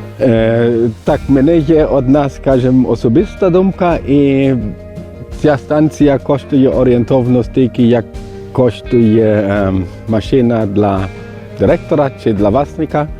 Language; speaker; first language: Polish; non-native, learner; Ukrainian